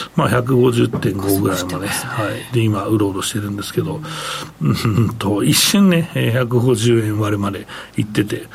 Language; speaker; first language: Japanese; native; Japanese